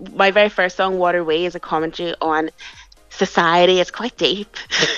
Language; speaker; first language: English; native; English